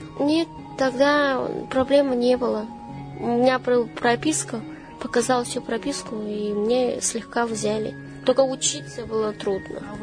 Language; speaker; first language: Russian; non-native, fluent; Chinese